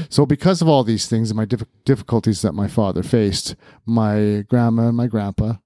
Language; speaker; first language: English; native; English